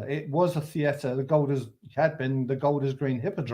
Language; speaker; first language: English; native; English